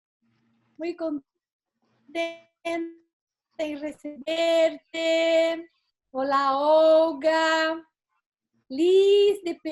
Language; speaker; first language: Portuguese; non-native, learner; Spanish